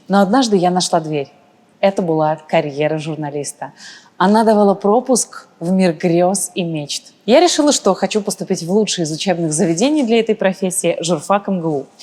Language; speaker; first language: Russian; early bilingual, other home language; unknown